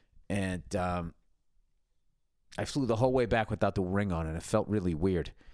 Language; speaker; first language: English; native; English